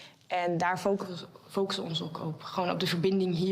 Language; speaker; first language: Dutch; native; Dutch